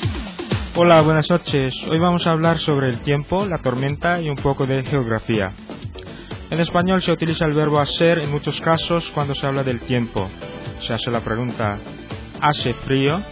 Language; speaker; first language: Spanish; non-native, fluent; Filipino